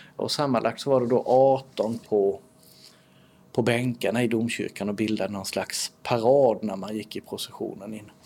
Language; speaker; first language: Swedish; native; Swedish